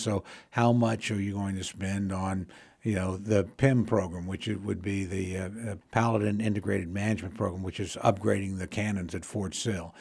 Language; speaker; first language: English; native; English